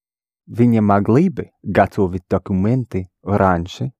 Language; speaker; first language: Russian; non-native, learner; English